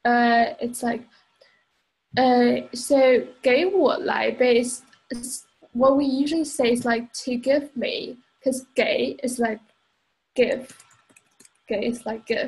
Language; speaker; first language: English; non-native, fluent; Chinese